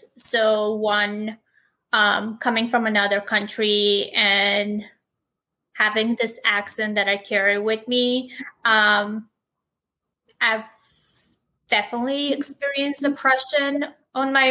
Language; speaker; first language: English; non-native, fluent; Armenian